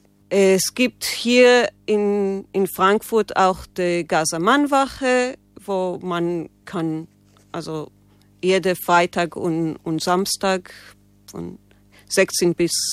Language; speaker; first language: German; non-native, learner; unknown